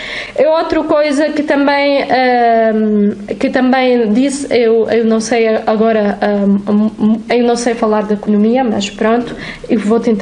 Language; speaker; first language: Portuguese; non-native, fluent; Arabic